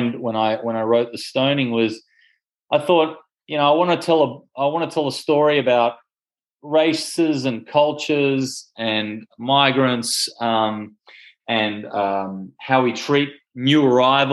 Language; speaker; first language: English; non-native, local second language; Greek